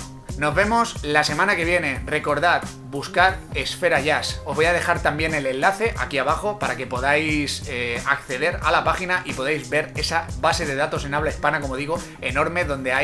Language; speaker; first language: Spanish; native; Spanish